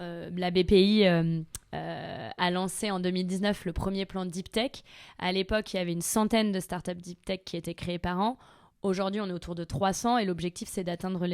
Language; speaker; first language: French; native; French